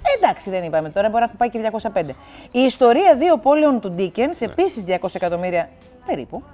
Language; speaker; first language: Greek; native; Greek